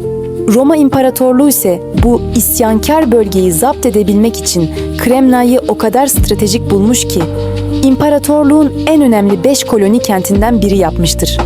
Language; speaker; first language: Turkish; native; Turkish